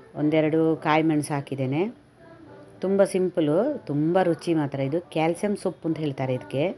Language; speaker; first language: Kannada; native; Kannada